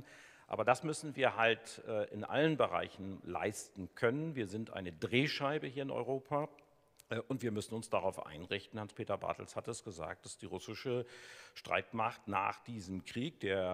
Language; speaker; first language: German; native; German